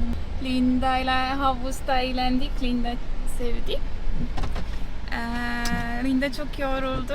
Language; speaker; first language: Turkish; non-native, learner; Estonian